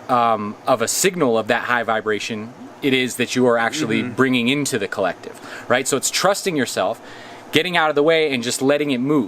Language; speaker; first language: English; native; English